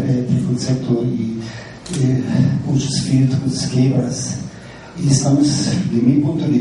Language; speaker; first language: Spanish; non-native, fluent; German